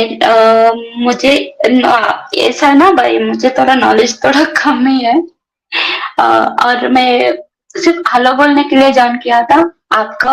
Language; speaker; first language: Hindi; non-native, local second language; Kannada